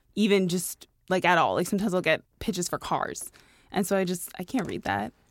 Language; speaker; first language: English; native; English